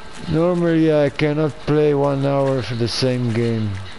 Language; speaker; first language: English; non-native, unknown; Dutch